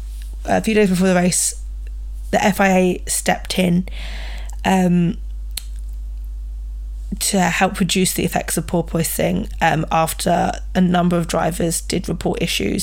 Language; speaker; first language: English; native; English